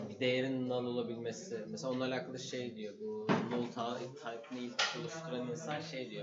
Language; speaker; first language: Turkish; native; Turkish